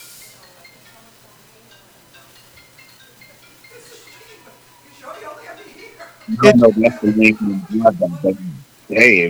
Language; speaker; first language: English; native; English